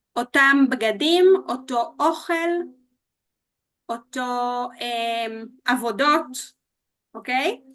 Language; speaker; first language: Hebrew; native; Hebrew